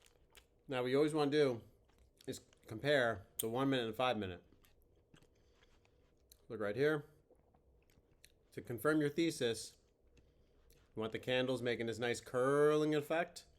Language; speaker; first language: English; native; English